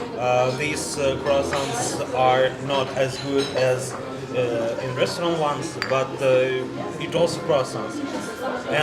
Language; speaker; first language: English; non-native, learner; Russian